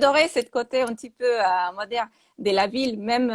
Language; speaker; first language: French; non-native, fluent; Spanish